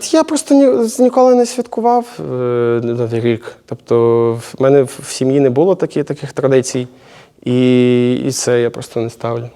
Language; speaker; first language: Ukrainian; native; Ukrainian